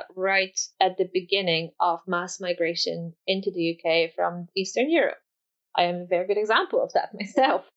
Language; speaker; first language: English; non-native, fluent; Polish